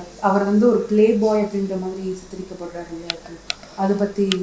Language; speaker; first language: Tamil; native; Tamil